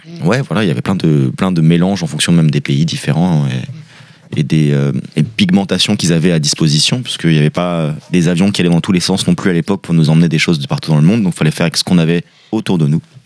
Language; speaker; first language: French; native; French